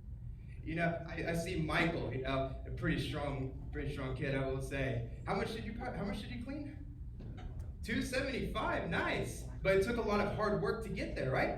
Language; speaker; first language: English; native; English